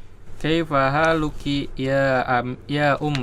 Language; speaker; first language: Arabic; non-native, learner; Indonesian